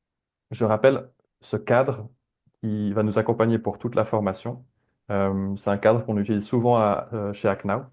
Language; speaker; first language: French; native; French